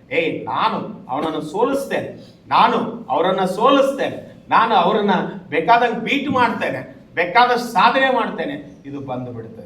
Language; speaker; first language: Kannada; native; Kannada